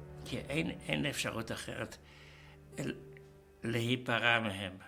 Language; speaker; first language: Hebrew; non-native, fluent; Yiddish